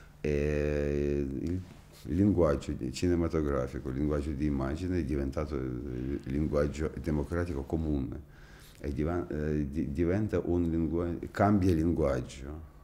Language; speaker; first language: Italian; non-native, fluent; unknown